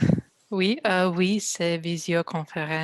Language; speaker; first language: French; non-native, learner; Russian